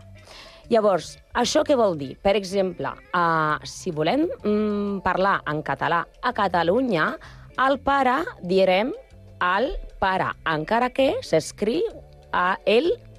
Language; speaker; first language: Catalan; non-native, learner; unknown